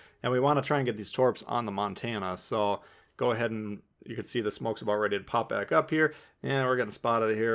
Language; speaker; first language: English; native; English